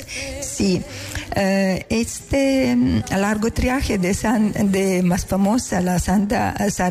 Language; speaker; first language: Spanish; non-native, learner; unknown